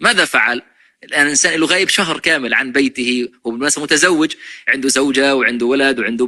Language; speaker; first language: Arabic; native; Arabic